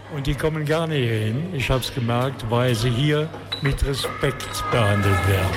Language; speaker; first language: German; native; German